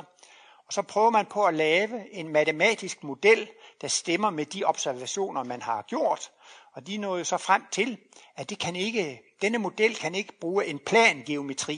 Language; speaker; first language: Danish; native; Danish